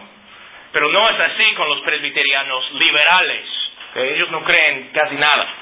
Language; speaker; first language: Spanish; non-native, fluent; English